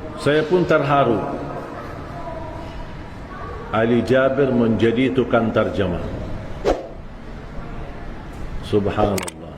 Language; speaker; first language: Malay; non-native, fluent; Arabic